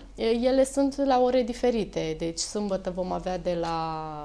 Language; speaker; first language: Romanian; native; Romanian